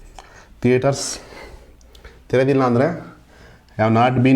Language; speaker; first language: Kannada; native; Kannada